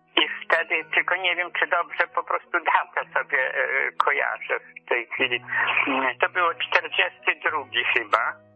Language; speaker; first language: Polish; native; Polish